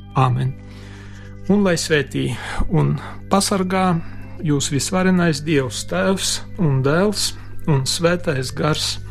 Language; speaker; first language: Latvian; non-native, local second language; Polish